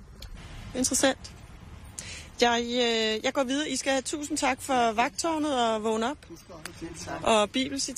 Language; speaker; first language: Danish; native; Danish